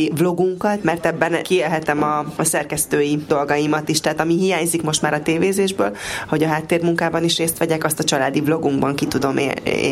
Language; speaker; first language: Hungarian; native; Hungarian